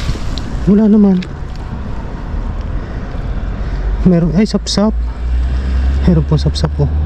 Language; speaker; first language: Filipino; native; Filipino